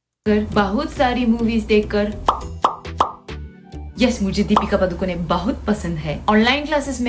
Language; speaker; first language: Hindi; non-native, learner; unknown